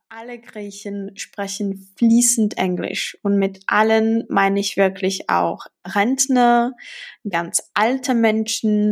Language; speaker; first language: German; non-native, fluent; Czech